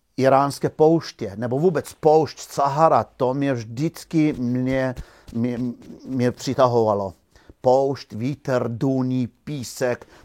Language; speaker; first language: Czech; non-native, fluent; Croatian